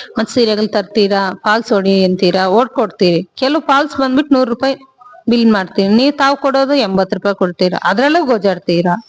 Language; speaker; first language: Kannada; non-native, local second language; Tamil